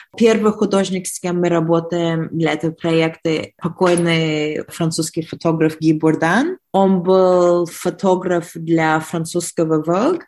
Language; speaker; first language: Russian; early bilingual, heritage; Russian